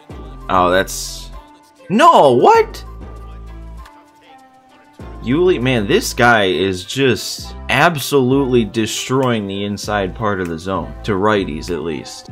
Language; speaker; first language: English; native; English